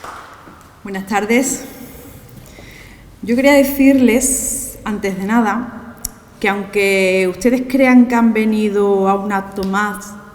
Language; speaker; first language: Spanish; native; Spanish